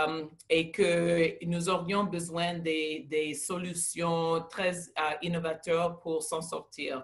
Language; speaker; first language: French; non-native, local second language; English